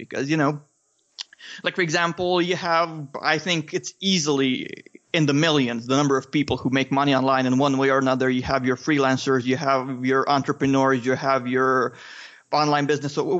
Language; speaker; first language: English; non-native, fluent; Romanian